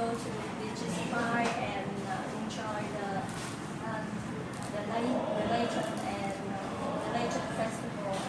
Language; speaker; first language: English; non-native, learner; Vietnamese